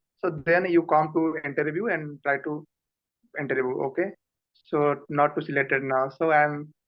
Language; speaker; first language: English; non-native, learner; Odia